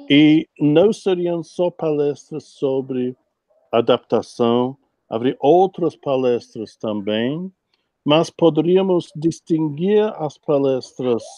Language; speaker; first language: Portuguese; non-native, fluent; English